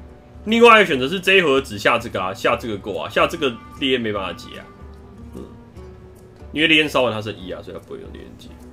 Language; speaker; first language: Chinese; native; Chinese